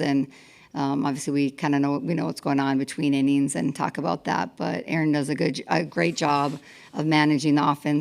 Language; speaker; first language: English; native; English